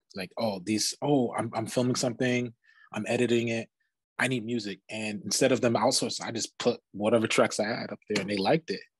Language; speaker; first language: English; native; English